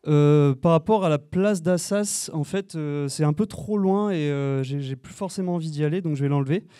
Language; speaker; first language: French; native; French